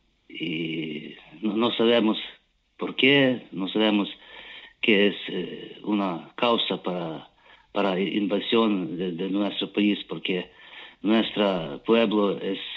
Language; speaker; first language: Spanish; non-native, learner; Ukrainian